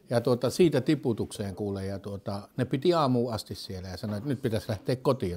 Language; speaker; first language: Finnish; native; Finnish